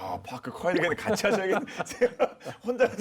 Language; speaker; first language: Korean; native; Korean